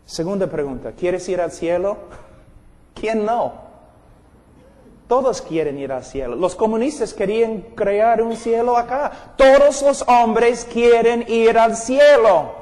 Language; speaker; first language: Spanish; non-native, fluent; English